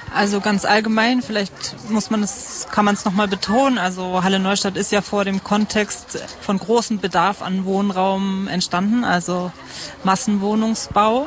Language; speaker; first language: German; native; German